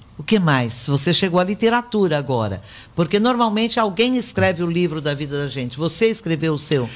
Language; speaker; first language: Portuguese; native; Portuguese